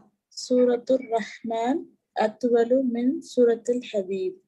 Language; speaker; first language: Arabic; non-native, learner; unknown